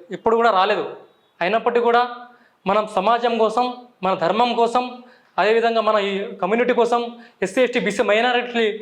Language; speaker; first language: Telugu; non-native, local second language; Lambadi